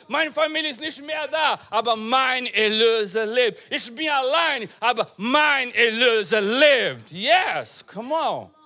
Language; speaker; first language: German; non-native, learner; Portuguese